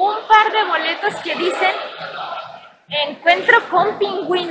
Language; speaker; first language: Spanish; native; Spanish